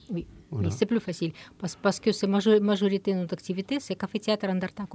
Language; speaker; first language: French; non-native, fluent; Russian